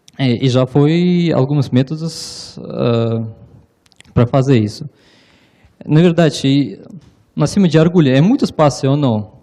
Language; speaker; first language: Portuguese; non-native, learner; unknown